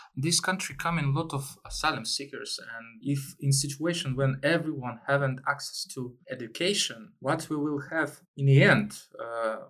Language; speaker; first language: English; non-native, learner; Russian